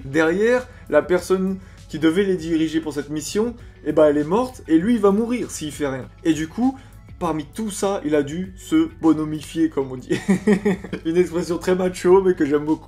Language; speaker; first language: French; native; French